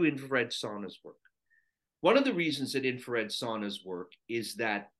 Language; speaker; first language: English; non-native, local second language; Sinhala